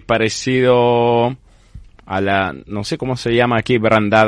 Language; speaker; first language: Spanish; non-native, fluent; Italian